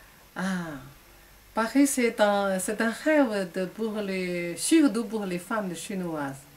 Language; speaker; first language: French; non-native, learner; Chinese